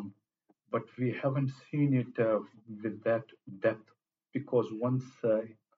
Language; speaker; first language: English; non-native, local second language; Pashto